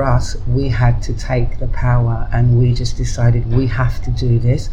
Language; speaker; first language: English; native; English